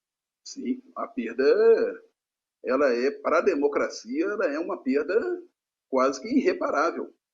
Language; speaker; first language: Portuguese; native; Portuguese